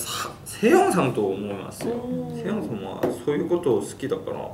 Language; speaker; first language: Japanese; non-native, fluent; Korean